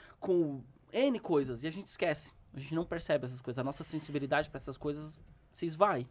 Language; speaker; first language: Portuguese; native; Portuguese